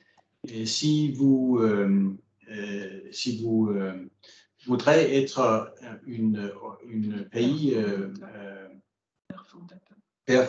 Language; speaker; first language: French; non-native, fluent; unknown